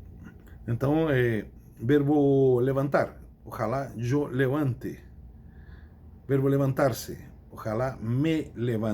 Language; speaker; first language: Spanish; non-native, fluent; Portuguese